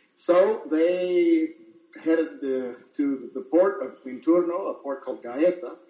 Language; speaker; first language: English; early bilingual, other home language; Italian